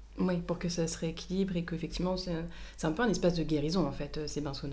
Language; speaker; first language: French; native; French